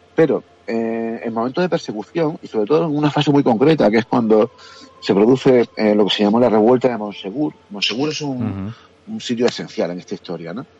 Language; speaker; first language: Spanish; native; Spanish